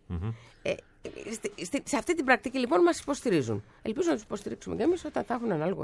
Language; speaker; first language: Greek; native; Greek